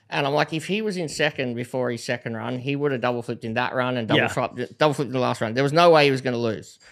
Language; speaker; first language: English; native; English